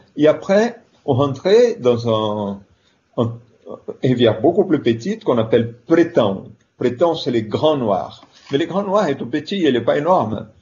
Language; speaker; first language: French; non-native, fluent; Portuguese